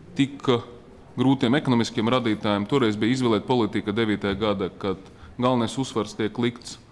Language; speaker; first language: Latvian; non-native, local second language; Russian